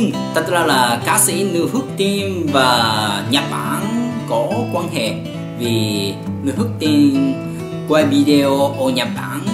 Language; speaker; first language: Vietnamese; non-native, learner; Japanese